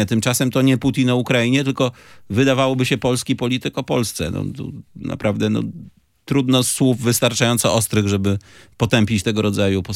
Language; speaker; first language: Polish; native; Polish